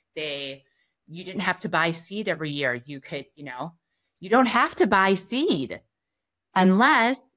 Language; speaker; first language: English; native; English